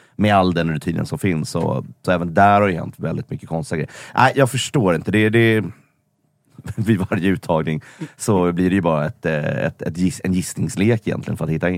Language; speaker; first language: Swedish; native; Swedish